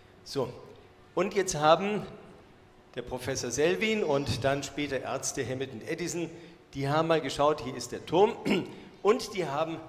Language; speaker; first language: German; native; German